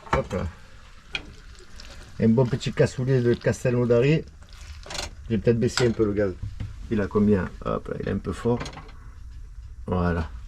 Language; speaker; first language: French; native; French